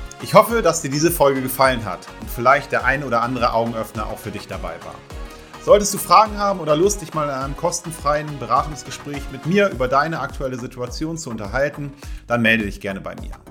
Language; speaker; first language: German; native; German